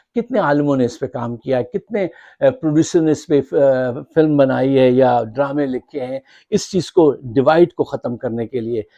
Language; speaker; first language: Urdu; native; Urdu